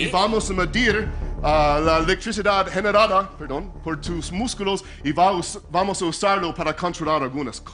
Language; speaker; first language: Spanish; non-native, fluent; English